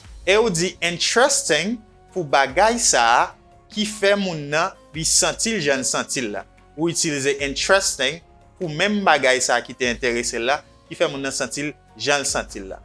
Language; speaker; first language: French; non-native, local second language; Haitian Creole